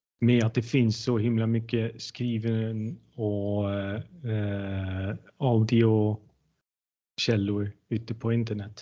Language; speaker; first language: Swedish; non-native, fluent; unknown